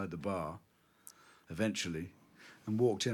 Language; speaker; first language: English; native; English